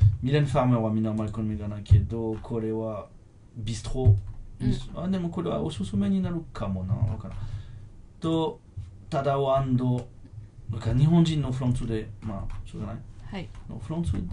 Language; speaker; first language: Japanese; non-native, fluent; French